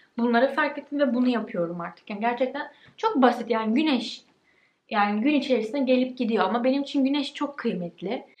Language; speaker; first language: Turkish; early bilingual, heritage; Turkish